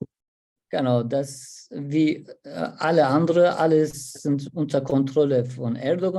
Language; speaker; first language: German; non-native, learner; Turkish